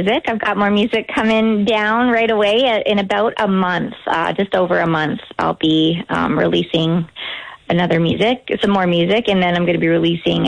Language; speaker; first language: English; native; English